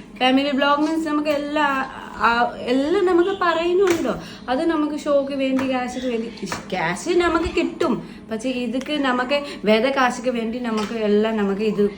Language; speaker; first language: Malayalam; non-native, learner; Nepali